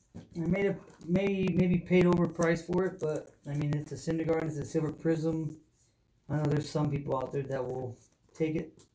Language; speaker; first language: English; native; English